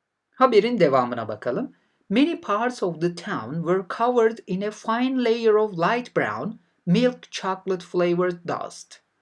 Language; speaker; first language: English; non-native, fluent; Turkish